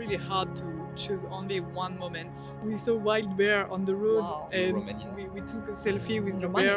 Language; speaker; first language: English; non-native, fluent; French